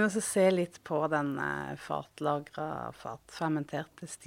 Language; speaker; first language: Norwegian; native; Norwegian